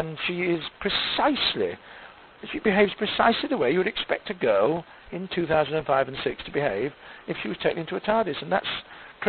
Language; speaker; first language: English; native; English